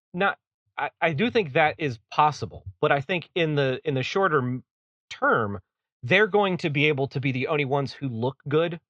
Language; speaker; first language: English; native; English